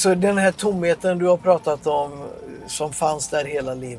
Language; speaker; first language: Swedish; native; Swedish